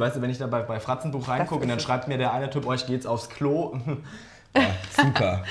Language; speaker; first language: German; native; German